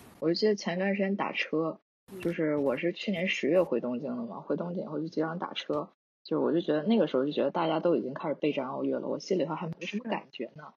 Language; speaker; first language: Chinese; non-native, local second language; Korean